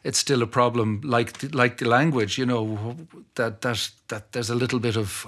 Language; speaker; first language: English; non-native, local second language; Irish